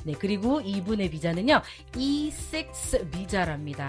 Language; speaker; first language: Korean; native; Korean